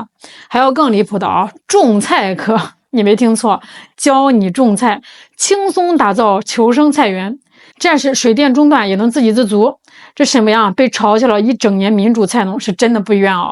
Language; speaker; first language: Chinese; native; Chinese